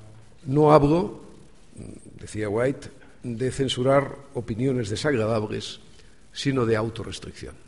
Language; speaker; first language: Spanish; native; Spanish